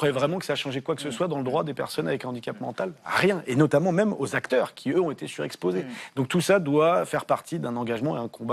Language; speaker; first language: French; native; French